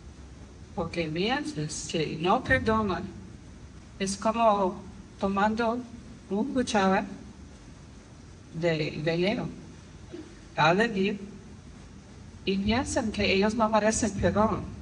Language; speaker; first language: Spanish; non-native, fluent; English